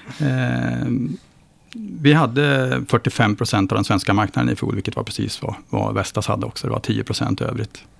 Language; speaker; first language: Swedish; native; Swedish